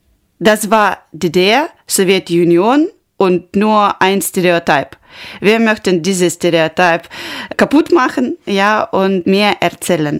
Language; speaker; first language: German; non-native, learner; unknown